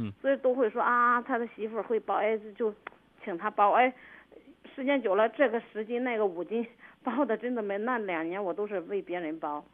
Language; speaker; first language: Chinese; native; Chinese